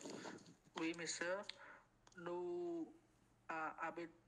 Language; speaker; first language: French; non-native, learner; Khmer